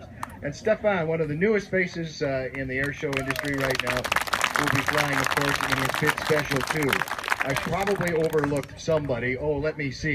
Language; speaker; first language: English; native; English